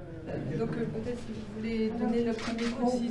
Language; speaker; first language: French; native; French